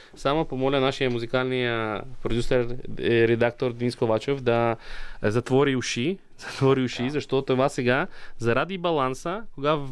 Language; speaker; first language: Bulgarian; non-native, fluent; Ukrainian